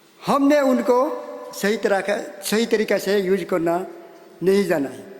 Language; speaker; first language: Hindi; non-native, local second language; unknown